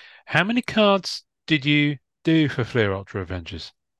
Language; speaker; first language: English; native; English